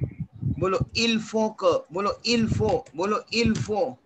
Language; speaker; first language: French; non-native, fluent; Hindi